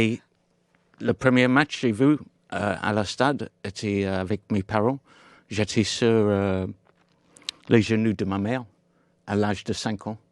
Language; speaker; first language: French; non-native, fluent; English